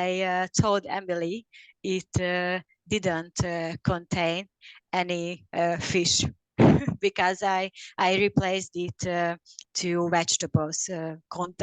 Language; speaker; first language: English; non-native, learner; Hungarian